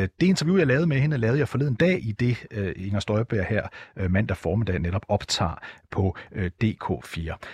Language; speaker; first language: Danish; native; Danish